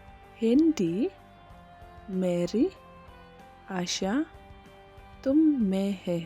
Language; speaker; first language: Hindi; non-native, local second language; Khasi